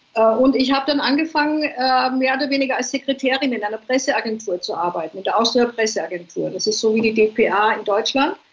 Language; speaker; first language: German; native; German